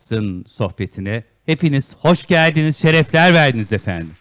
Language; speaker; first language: Turkish; native; Turkish